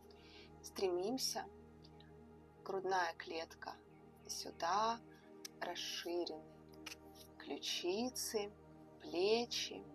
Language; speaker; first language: Russian; native; Russian